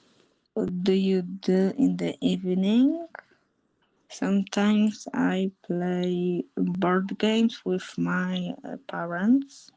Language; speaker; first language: English; non-native, learner; Polish